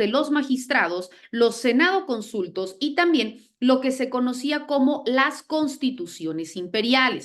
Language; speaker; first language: Spanish; native; Spanish